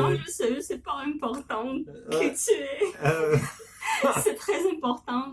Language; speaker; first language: French; non-native, learner; Russian